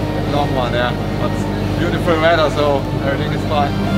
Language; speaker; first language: English; non-native, fluent; German